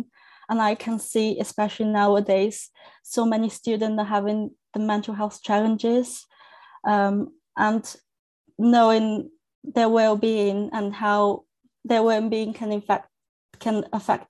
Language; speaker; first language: English; non-native, fluent; Chinese